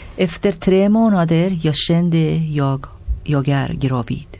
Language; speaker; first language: Swedish; non-native, learner; Persian